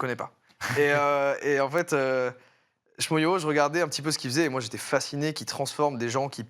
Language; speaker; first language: French; native; French